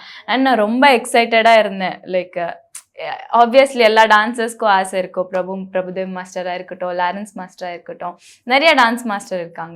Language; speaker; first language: Tamil; non-native, local second language; Bangla